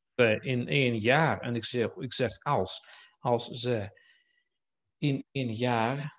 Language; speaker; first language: Dutch; non-native, fluent; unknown